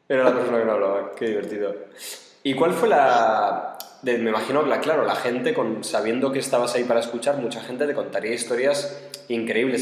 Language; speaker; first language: Spanish; native; Spanish